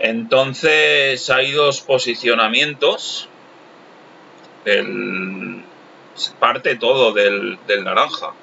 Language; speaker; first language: Spanish; non-native, local second language; Catalan